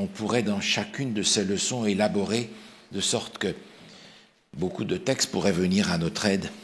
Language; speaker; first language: French; native; French